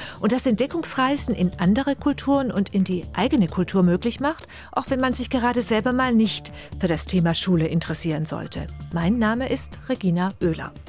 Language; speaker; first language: German; native; German